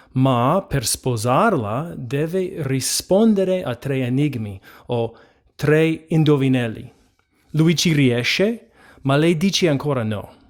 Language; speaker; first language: Italian; non-native, fluent; English